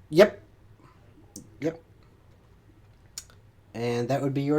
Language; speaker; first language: English; native; English